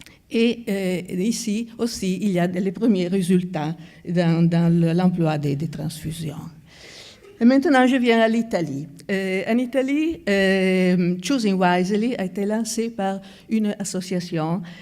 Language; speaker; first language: French; non-native, fluent; Italian